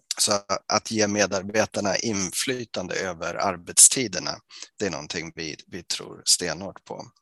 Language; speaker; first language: Swedish; native; Swedish